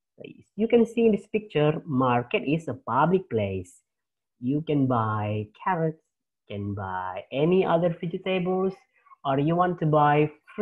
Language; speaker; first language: English; non-native, fluent; Indonesian